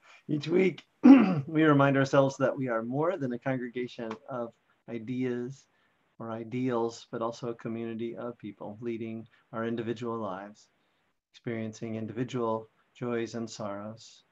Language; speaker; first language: English; native; English